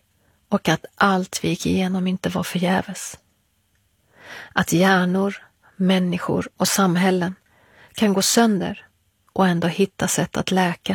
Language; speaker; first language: Swedish; early bilingual, other home language; Persian